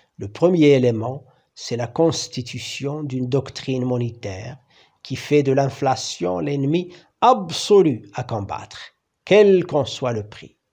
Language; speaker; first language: French; non-native, local second language; Arabic